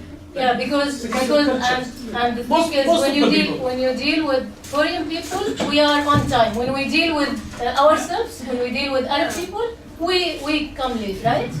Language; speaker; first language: English; non-native, learner; Arabic